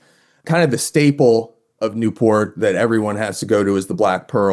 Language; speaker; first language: English; native; English